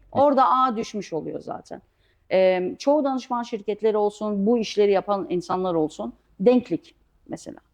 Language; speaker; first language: Turkish; early bilingual, heritage; Turkish